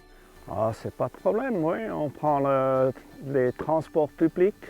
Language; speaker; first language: French; non-native, learner; German